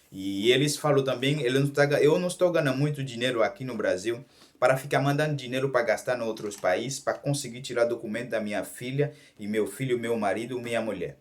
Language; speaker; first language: Portuguese; non-native, learner; Haitian Creole